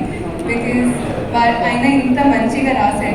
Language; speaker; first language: Telugu; non-native, fluent; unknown